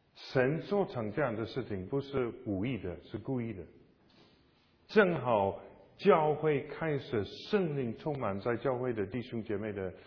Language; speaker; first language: Chinese; non-native, fluent; English